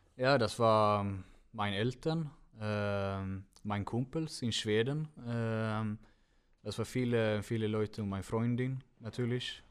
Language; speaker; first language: German; non-native, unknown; Swedish